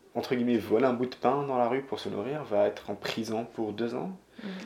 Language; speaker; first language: French; non-native, local second language; Arabic